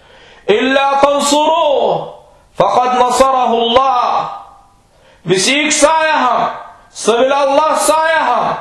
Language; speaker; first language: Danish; early bilingual, other home language; Urdu